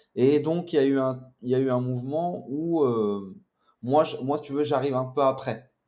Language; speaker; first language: French; native; French